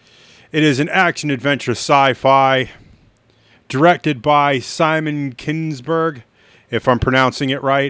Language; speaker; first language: English; native; English